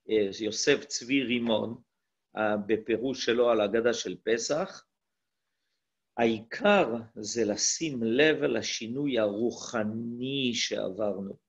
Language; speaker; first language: Hebrew; non-native, fluent; French